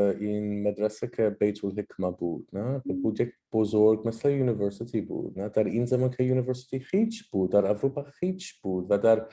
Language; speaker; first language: Persian; non-native, learner; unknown